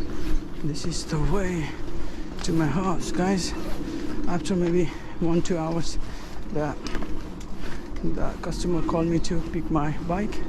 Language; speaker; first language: English; non-native, learner; Nepali